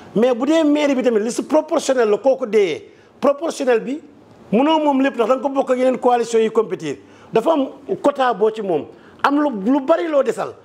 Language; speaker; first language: Wolof; native; Wolof